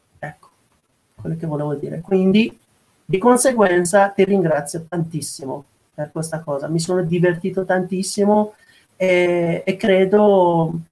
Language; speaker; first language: Italian; non-native, fluent; Persian